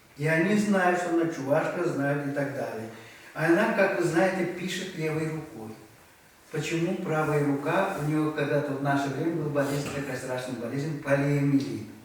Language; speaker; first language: Russian; non-native, local second language; Chuvash